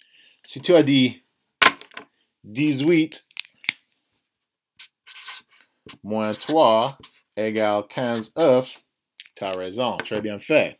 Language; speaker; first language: French; non-native, fluent; English